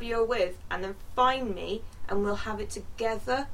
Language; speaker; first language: English; native; English